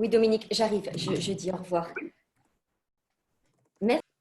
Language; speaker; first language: French; native; French